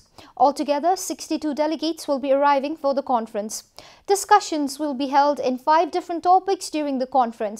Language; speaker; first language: English; non-native, local second language; Nepali